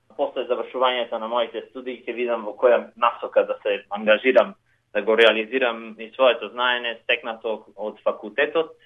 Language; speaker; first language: Macedonian; native; Macedonian